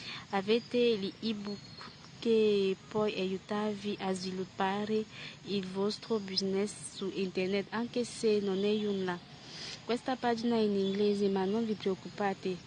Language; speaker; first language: Italian; non-native, learner; French